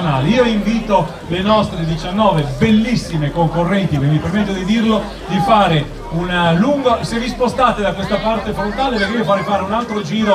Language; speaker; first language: Italian; native; Italian